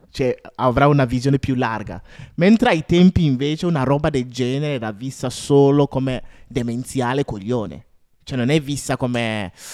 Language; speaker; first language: Italian; early bilingual, other home language; Akan